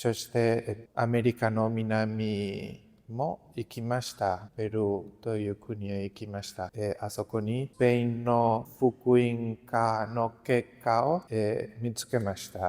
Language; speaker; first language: Japanese; non-native, learner; Spanish